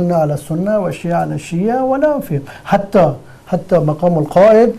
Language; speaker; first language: Arabic; non-native, fluent; Persian